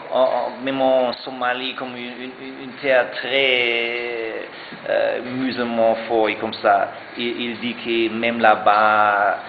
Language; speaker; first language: French; non-native, learner; German